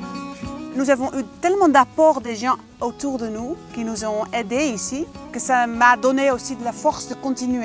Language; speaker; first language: French; non-native, fluent; Dutch